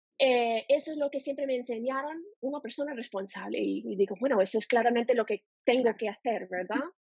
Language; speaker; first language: Spanish; non-native, fluent; English